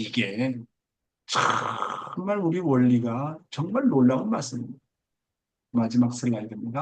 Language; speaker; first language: Korean; native; Korean